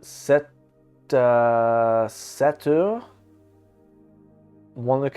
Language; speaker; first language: French; non-native, learner; English